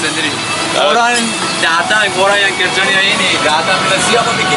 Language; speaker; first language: Indonesian; non-native, learner; Persian